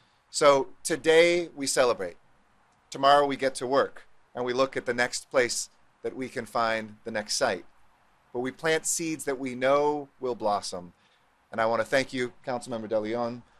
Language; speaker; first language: English; native; English